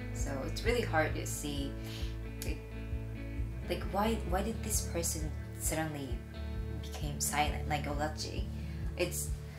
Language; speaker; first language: English; non-native, fluent; Japanese